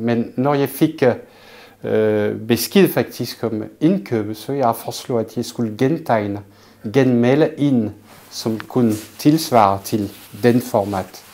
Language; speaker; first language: Danish; non-native, local second language; Kalaallisut